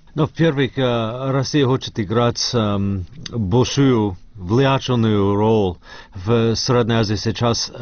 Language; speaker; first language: Russian; non-native, fluent; English